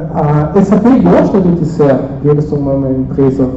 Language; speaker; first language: Portuguese; non-native, fluent; German